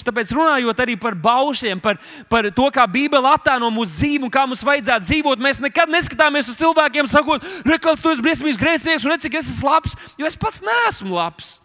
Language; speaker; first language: Latvian; native; Latvian